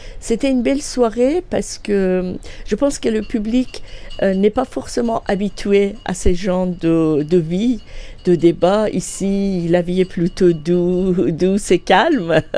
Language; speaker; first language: French; non-native, fluent; Persian